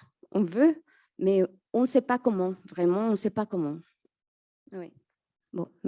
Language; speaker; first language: French; non-native, fluent; Spanish